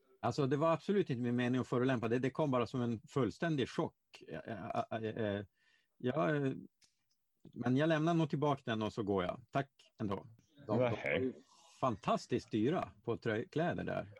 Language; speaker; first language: Swedish; native; Swedish